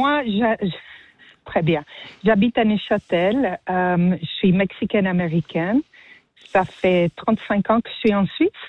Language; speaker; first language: French; non-native, fluent; Spanish